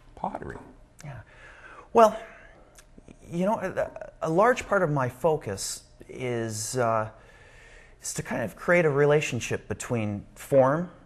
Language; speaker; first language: English; native; English